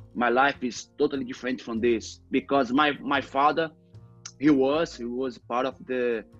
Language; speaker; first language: English; non-native, learner; Portuguese